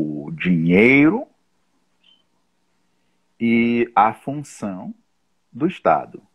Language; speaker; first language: Portuguese; non-native, fluent; English